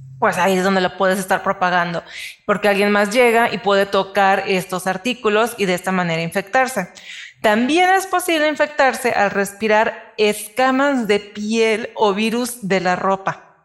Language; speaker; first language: Spanish; native; Spanish